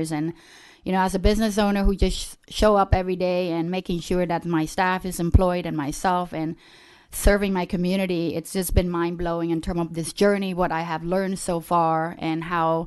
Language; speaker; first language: English; early bilingual, other home language; Khmer